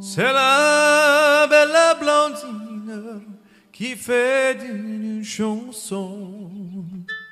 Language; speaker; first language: French; non-native, fluent; English